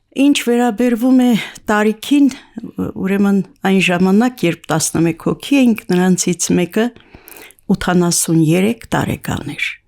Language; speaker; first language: Armenian; native; Armenian